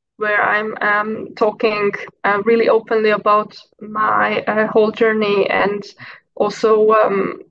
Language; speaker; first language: English; non-native, fluent; Hungarian